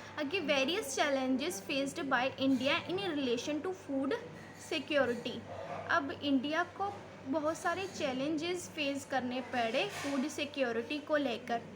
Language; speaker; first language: Hindi; native; Hindi